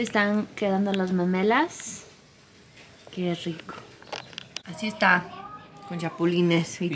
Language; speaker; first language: Spanish; non-native, fluent; English